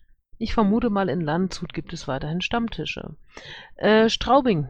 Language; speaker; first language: German; native; German